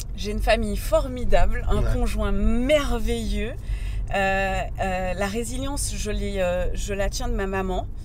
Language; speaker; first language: French; native; French